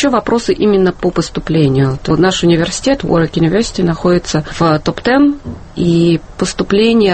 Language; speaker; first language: Russian; native; Russian